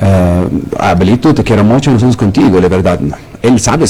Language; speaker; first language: Spanish; non-native, learner; Arabic